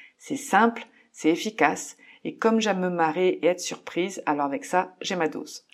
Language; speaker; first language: French; native; French